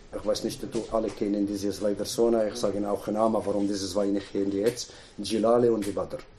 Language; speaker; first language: German; non-native, learner; Arabic